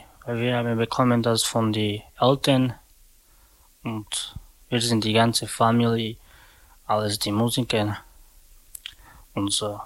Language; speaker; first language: German; non-native, learner; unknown